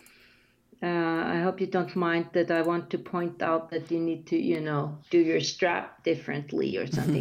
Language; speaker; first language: English; non-native, fluent; Icelandic